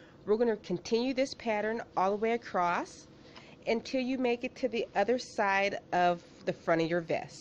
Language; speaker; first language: English; native; English